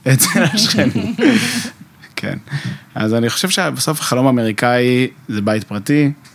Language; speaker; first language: Hebrew; native; Hebrew